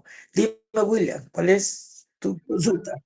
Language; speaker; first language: Spanish; native; Spanish